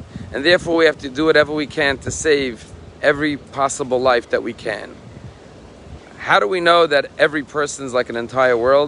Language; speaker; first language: English; native; English